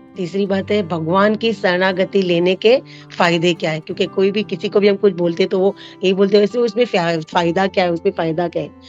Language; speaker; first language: Hindi; non-native, local second language; Marathi